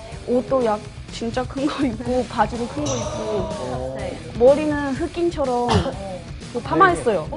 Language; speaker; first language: Korean; non-native, fluent; Chinese